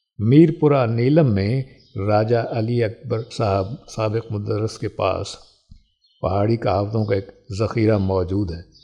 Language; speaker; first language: Urdu; non-native, local second language; Pahari-Potwari